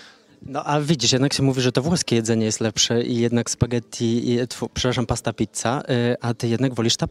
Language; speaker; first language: Polish; native; Polish